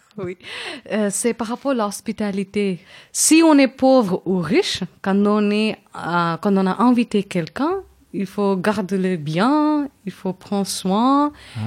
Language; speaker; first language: French; non-native, fluent; Tamil